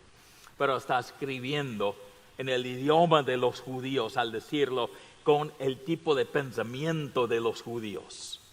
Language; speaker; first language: Spanish; non-native, fluent; English